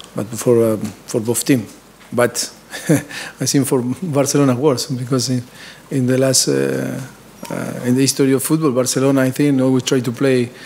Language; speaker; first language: English; non-native, fluent; Spanish